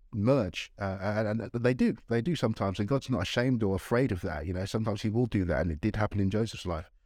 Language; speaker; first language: English; native; English